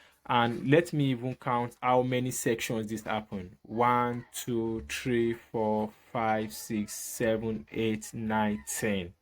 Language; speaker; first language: English; native; English